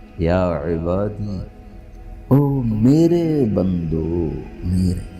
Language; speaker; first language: Urdu; non-native, local second language; Punjabi